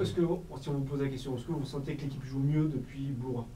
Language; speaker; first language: French; native; French